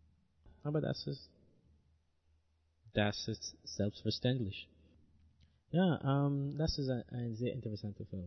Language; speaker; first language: German; non-native, learner; English